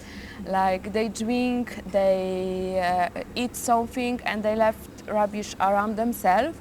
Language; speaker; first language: English; non-native, learner; Polish